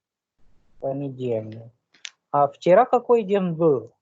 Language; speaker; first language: Russian; non-native, fluent; Hindi